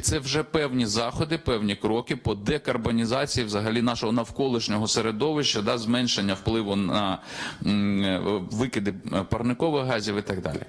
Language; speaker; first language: Ukrainian; native; Ukrainian